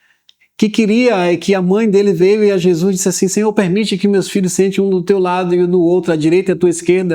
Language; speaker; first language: Portuguese; native; Portuguese